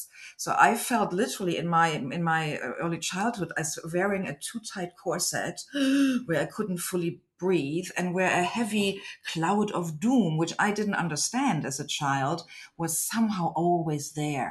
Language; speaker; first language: English; non-native, fluent; German